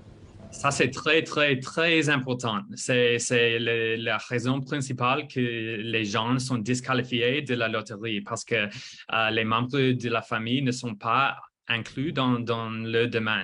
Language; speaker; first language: French; non-native, fluent; English